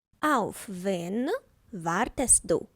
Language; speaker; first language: German; non-native, fluent; Ukrainian